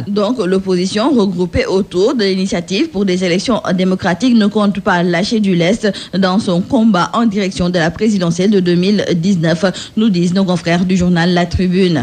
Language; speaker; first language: French; non-native, local second language; Wolof